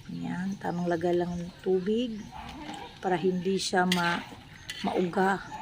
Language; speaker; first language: Filipino; non-native, local second language; Cebuano